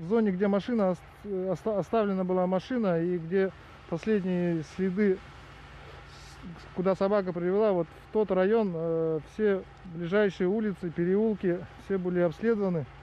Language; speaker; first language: Russian; native; Russian